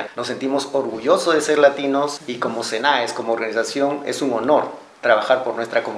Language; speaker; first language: Spanish; native; Spanish